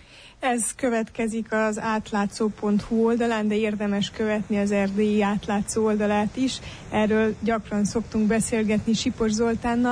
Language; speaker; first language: Hungarian; native; Hungarian